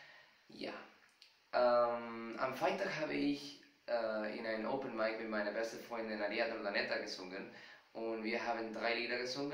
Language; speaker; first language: German; non-native, fluent; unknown